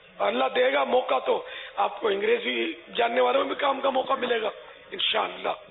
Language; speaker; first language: Urdu; native; Urdu